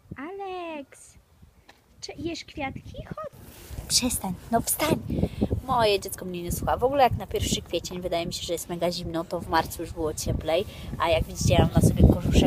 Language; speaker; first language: Polish; early bilingual, heritage; Polish